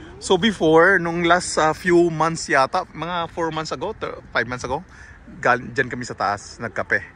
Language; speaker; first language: Filipino; non-native, local second language; Cebuano